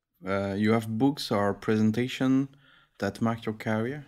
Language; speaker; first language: English; non-native, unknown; French